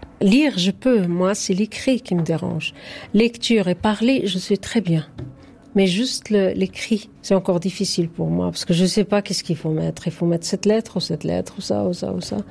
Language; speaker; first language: French; non-native, fluent; Arabic